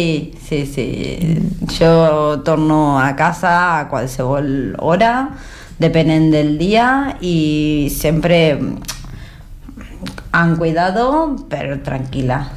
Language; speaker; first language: Catalan; non-native, learner; Spanish